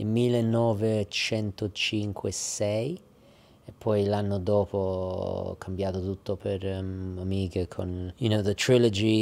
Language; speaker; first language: Italian; early bilingual, heritage; English